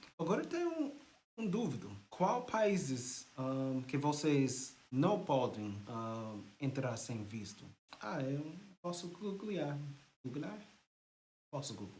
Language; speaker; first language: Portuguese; non-native, learner; English